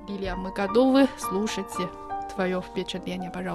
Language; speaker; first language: Russian; non-native, fluent; Chinese